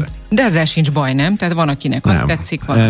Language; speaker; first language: Hungarian; native; Hungarian